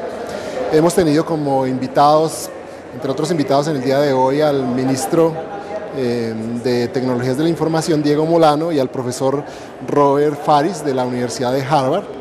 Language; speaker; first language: Spanish; native; Spanish